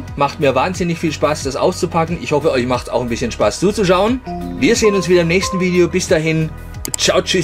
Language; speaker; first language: German; native; German